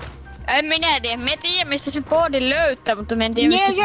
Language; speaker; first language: Finnish; native; Finnish